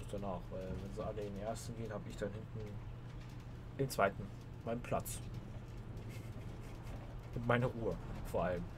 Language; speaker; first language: German; native; German